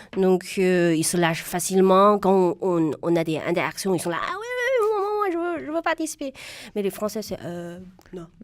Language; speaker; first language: French; non-native, fluent; Chinese